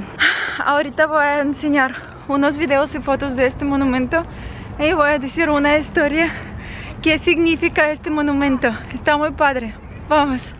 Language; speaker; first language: Spanish; non-native, fluent; Ukrainian